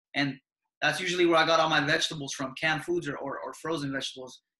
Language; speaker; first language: English; native; English